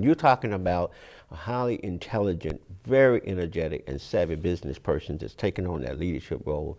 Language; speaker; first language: English; native; English